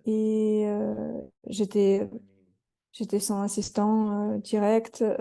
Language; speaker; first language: French; non-native, fluent; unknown